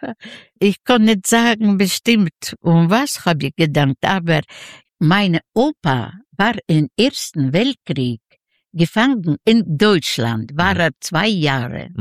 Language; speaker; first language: German; non-native, fluent; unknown